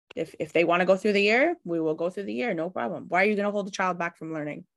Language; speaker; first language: English; native; English